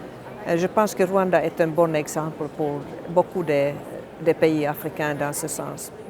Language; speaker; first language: French; non-native, fluent; Finnish